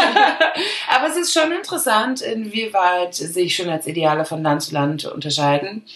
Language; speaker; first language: German; early bilingual, other home language; Arabic